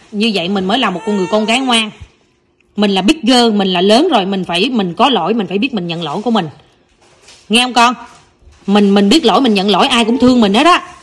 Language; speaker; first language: Vietnamese; native; Vietnamese